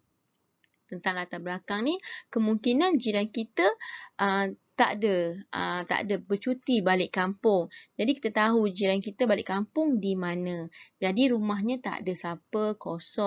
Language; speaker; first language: Malay; native; Malay